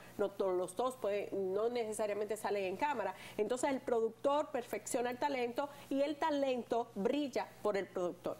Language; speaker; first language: Spanish; native; Spanish